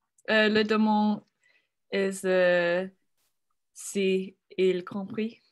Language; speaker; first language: French; non-native, learner; English